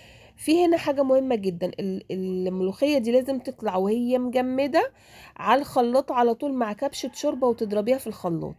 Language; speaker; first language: Arabic; native; Arabic